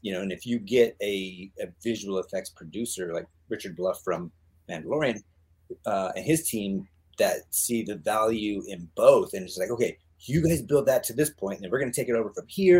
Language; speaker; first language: English; native; English